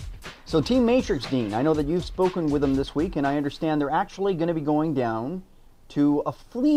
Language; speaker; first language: English; native; English